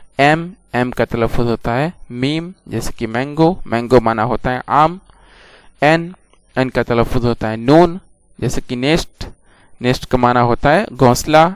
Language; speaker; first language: Urdu; native; Urdu